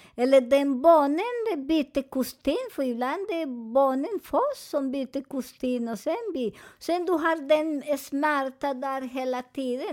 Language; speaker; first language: Swedish; non-native, fluent; Spanish